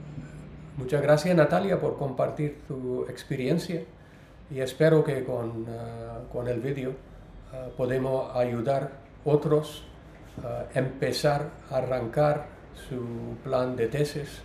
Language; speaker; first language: Spanish; non-native, learner; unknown